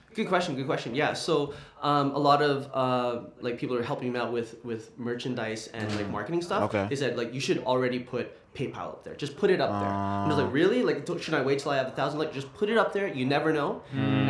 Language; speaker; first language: English; native; English